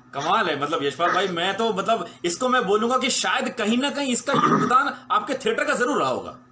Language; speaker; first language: Hindi; native; Hindi